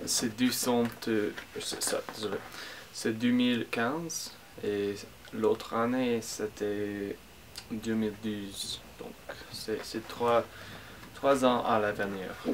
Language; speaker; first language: French; non-native, learner; English